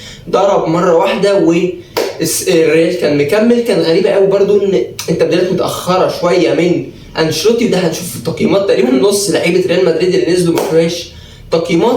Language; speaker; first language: Arabic; native; Arabic